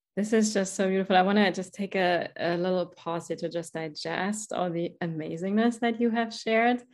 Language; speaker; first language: English; non-native, fluent; German